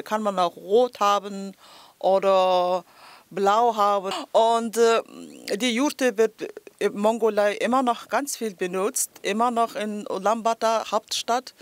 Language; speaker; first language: German; non-native, learner; Mongolian